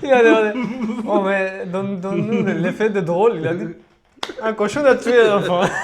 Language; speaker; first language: French; non-native, fluent; Georgian